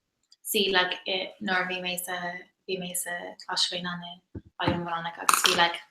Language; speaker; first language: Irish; non-native, local second language; English